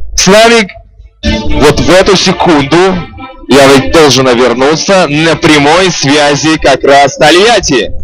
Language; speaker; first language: Russian; native; Russian